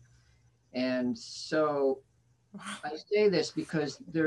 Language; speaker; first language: English; native; English